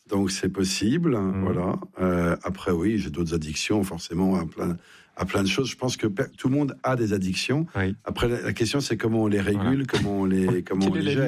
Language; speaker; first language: French; native; French